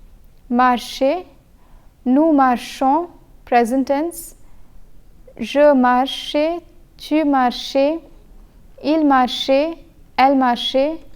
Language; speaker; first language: French; non-native, fluent; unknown